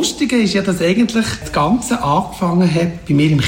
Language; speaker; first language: German; native; German